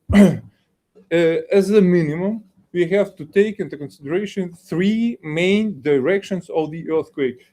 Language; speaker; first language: English; non-native, fluent; Ukrainian